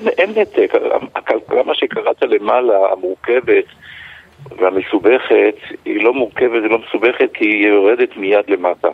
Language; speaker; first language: Hebrew; native; Hebrew